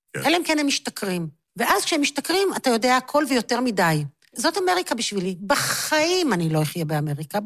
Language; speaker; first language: Hebrew; native; Hebrew